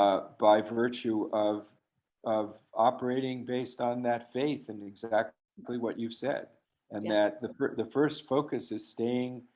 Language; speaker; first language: English; native; English